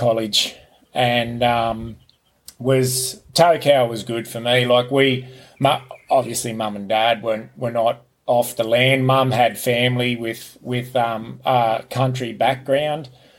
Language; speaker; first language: English; native; English